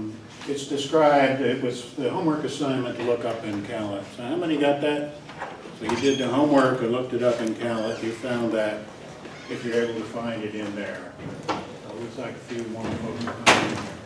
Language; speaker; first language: English; native; English